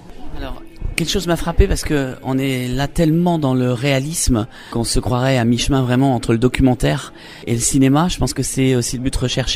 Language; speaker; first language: French; native; French